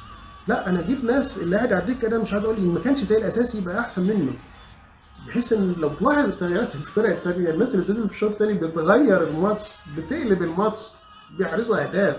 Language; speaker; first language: Arabic; native; Arabic